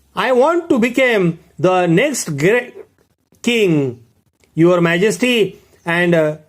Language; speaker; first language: English; non-native, local second language; Marathi